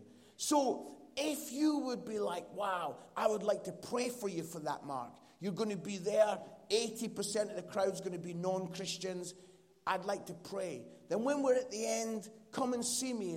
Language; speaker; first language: English; native; English